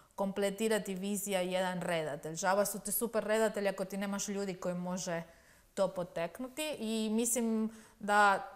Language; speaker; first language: Croatian; non-native, learner; Spanish